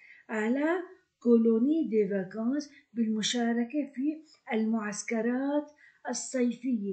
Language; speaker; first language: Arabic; native; Arabic